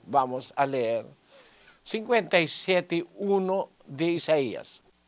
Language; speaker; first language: Spanish; non-native, fluent; Filipino